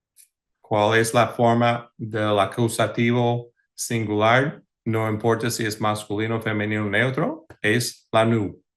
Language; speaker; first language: Spanish; early bilingual, heritage; English